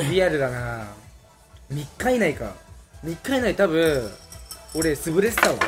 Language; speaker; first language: Japanese; early bilingual, other home language; Spanish